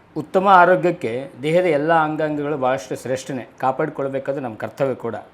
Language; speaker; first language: Kannada; native; Kannada